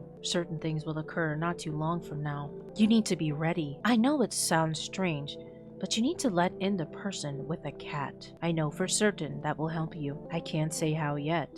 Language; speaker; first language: English; native; English